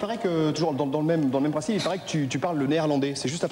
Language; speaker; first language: French; native; French